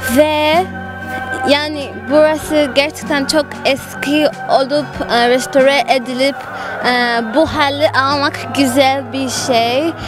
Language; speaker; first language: Turkish; non-native, fluent; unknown